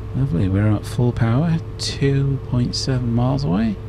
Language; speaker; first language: English; native; English